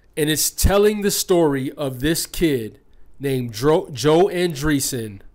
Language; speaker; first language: English; native; English